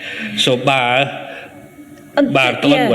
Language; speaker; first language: Welsh; native; Welsh